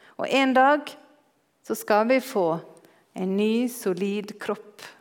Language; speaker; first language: Norwegian; native; Norwegian